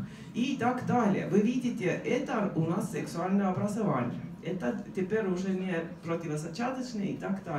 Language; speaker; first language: Russian; non-native, fluent; Estonian